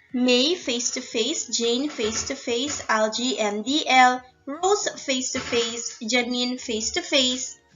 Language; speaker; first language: English; non-native, local second language; Filipino